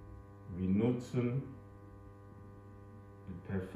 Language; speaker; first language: German; non-native, fluent; French